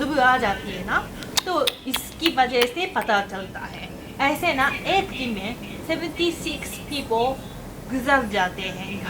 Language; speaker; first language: Hindi; non-native, fluent; Japanese